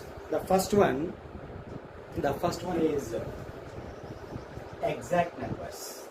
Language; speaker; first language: English; non-native, local second language; Telugu